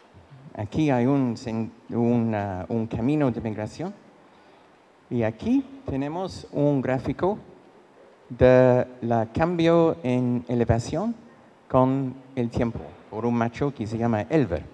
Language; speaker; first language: Spanish; non-native, fluent; English